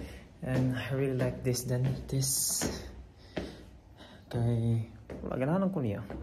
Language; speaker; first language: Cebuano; non-native, local second language; Filipino